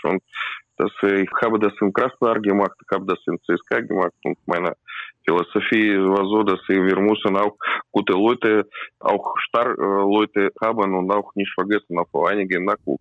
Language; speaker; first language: German; non-native, learner; Russian